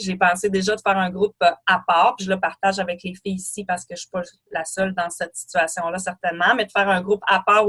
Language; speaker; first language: French; native; French